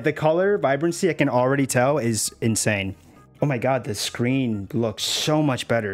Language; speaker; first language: English; native; English